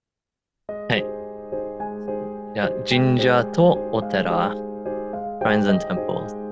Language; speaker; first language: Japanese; non-native, learner; English